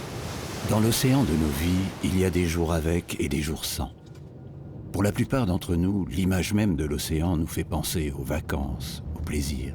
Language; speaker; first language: French; native; French